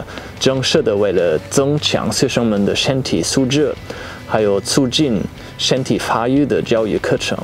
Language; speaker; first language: Chinese; non-native, fluent; German